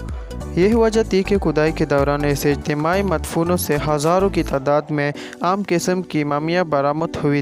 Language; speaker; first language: Urdu; native; Urdu